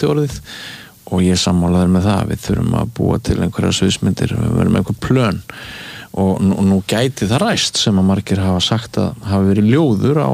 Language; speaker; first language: Icelandic; native; Icelandic